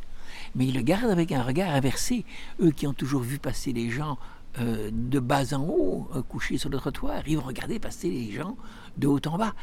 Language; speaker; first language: French; native; French